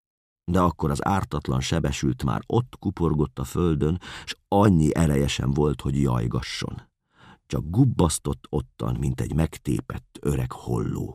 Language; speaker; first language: Hungarian; native; Hungarian